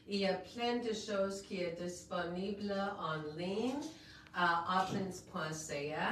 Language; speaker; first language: French; non-native, local second language; English